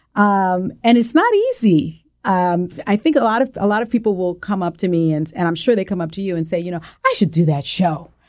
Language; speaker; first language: English; early bilingual, other home language; Spanish